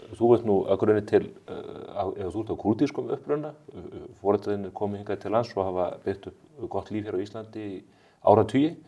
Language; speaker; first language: Icelandic; native; Icelandic